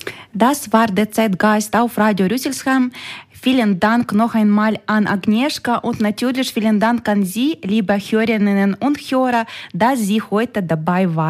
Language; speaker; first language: German; non-native, fluent; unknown